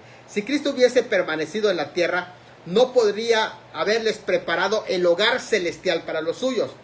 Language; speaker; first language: Spanish; native; Spanish